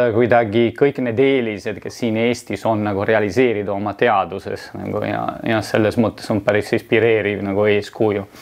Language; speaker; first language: Estonian; non-native, fluent; Italian